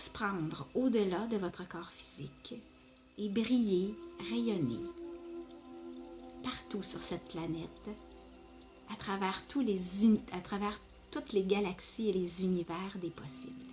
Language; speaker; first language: French; native; French